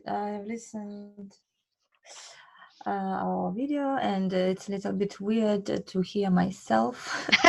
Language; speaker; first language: English; non-native, learner; Russian